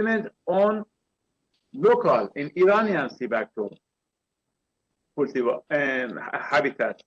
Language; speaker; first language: English; non-native, learner; Persian